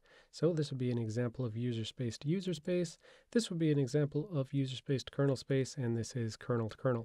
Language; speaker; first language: English; native; English